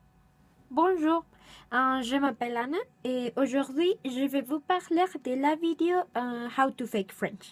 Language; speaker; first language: French; non-native, learner; Spanish